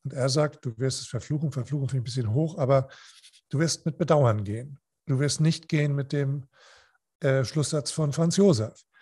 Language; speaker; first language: German; non-native, fluent; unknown